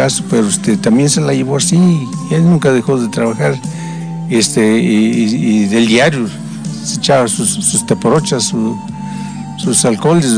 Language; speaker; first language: Spanish; native; Spanish